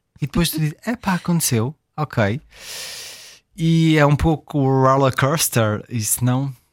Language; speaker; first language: Portuguese; early bilingual, heritage; French